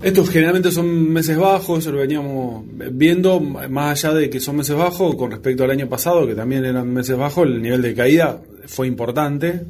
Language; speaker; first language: Spanish; native; Spanish